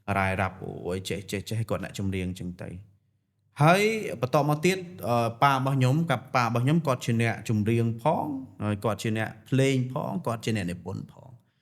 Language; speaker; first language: Khmer; non-native, local second language; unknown